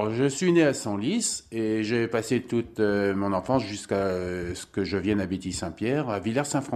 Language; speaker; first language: French; native; French